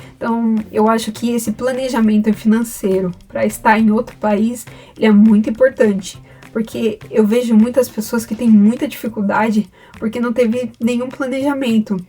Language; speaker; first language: Portuguese; native; Portuguese